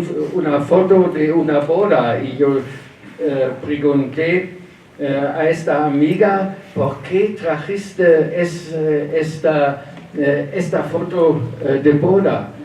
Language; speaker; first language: Spanish; non-native, learner; German